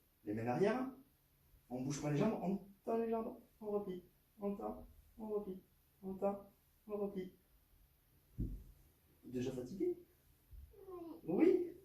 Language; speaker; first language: French; native; French